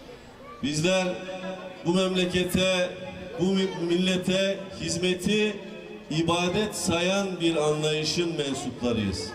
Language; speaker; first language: Turkish; native; Turkish